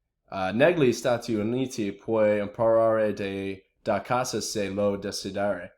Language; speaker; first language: Italian; non-native, learner; English